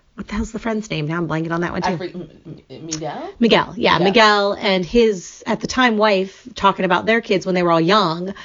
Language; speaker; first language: English; native; English